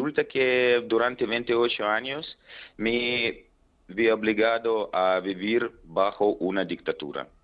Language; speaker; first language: Spanish; non-native, learner; Belarusian